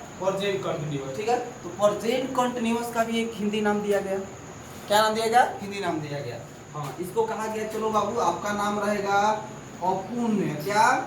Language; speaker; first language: Hindi; native; Hindi